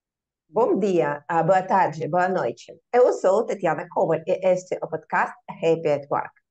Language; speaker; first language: Portuguese; non-native, learner; Russian